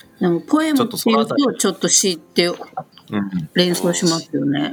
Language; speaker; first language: Japanese; native; Japanese